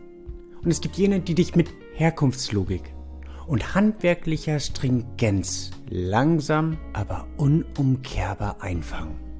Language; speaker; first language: German; native; German